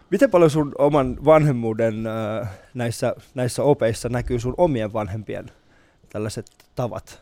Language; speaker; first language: Finnish; early bilingual, other home language; Persian